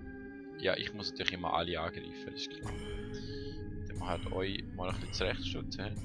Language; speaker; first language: German; native; German